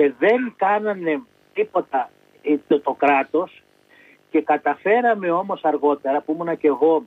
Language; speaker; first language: Greek; native; Greek